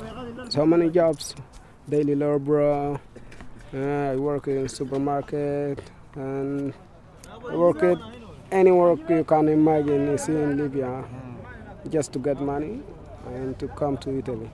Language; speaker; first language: English; non-native, learner; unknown